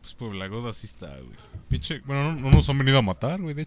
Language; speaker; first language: Spanish; native; Spanish